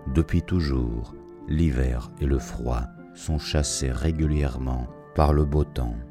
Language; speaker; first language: French; non-native, fluent; Russian